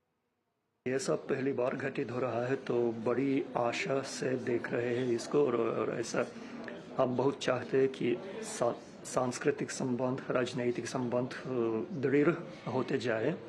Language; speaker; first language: Hindi; non-native, fluent; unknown